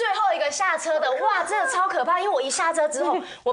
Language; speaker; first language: Chinese; native; Chinese